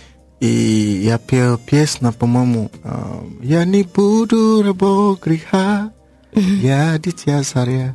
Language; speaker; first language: Russian; non-native, learner; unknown